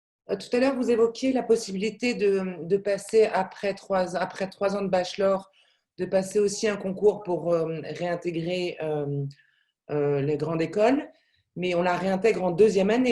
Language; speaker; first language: French; native; French